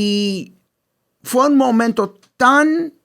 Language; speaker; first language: Spanish; early bilingual, heritage; English